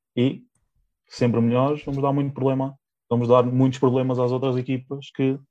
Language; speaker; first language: Portuguese; native; Portuguese